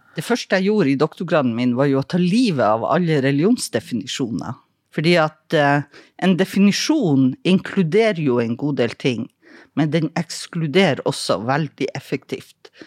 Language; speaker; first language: Norwegian; native; Norwegian